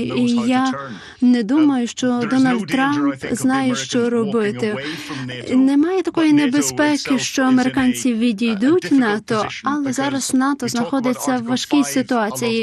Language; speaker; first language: Ukrainian; non-native, fluent; English